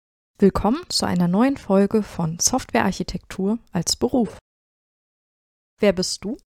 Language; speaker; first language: German; native; German